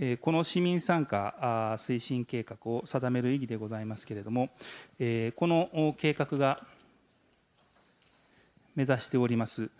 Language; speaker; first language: Japanese; native; Japanese